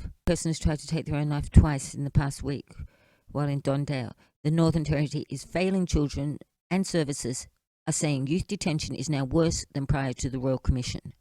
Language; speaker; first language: English; native; English